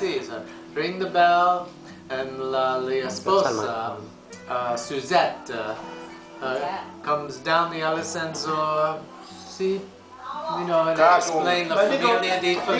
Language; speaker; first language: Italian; early bilingual, heritage; English